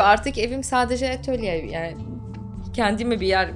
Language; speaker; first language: Turkish; non-native, fluent; Arabic